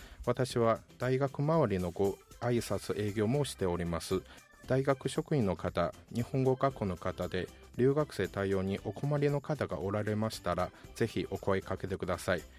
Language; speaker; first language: Japanese; non-native, fluent; Chinese